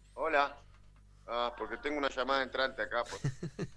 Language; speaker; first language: Spanish; native; Spanish